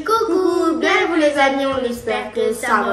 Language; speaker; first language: French; native; French